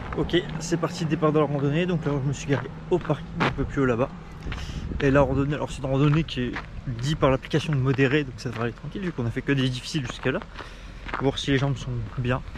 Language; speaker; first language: French; native; French